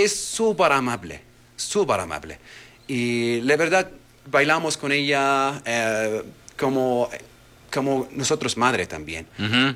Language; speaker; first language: Spanish; non-native, learner; Arabic